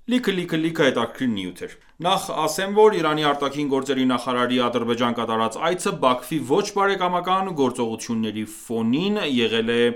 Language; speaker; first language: Armenian; native; Armenian